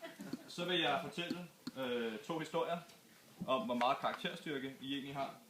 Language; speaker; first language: Danish; native; Danish